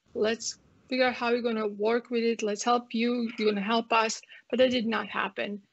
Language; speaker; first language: English; non-native, fluent; Croatian